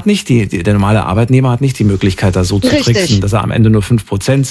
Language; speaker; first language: German; native; German